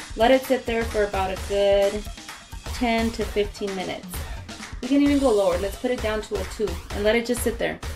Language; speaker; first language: English; early bilingual, other home language; Spanish